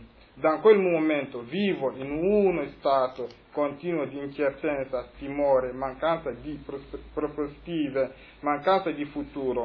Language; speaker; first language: Italian; non-native, fluent; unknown